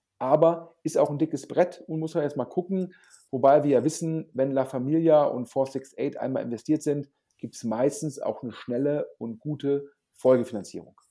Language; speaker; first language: German; native; German